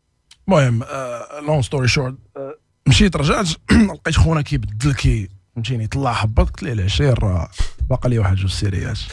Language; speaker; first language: Arabic; native; Arabic